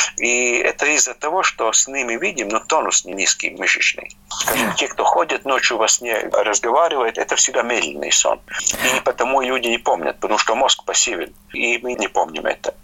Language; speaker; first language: Russian; non-native, local second language; Latvian